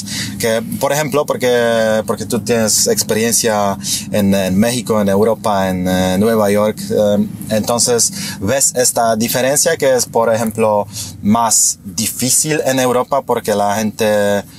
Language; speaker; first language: Spanish; non-native, fluent; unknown